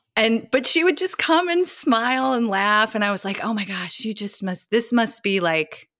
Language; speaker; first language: English; native; English